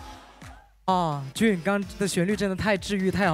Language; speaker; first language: Chinese; native; Chinese